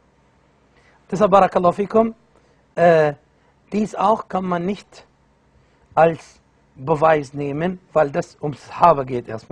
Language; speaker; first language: German; non-native, fluent; Arabic